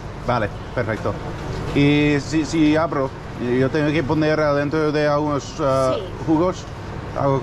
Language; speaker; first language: Spanish; non-native, learner; English